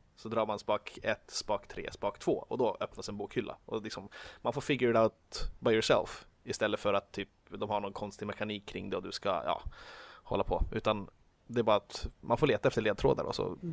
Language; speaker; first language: Swedish; native; Swedish